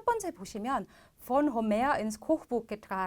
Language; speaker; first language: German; non-native, fluent; Korean